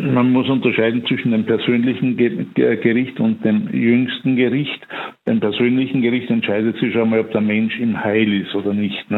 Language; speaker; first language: German; native; German